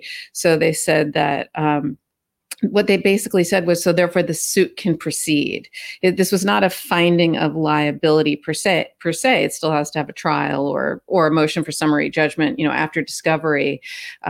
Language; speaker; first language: English; native; English